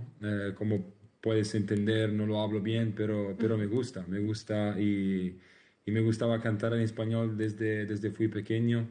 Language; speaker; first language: Spanish; non-native, learner; Italian